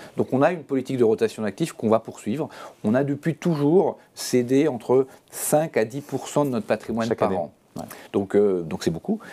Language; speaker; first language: French; native; French